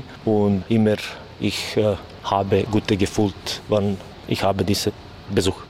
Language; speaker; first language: German; non-native, learner; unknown